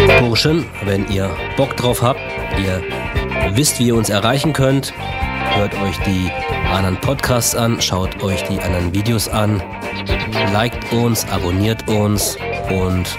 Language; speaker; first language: German; native; German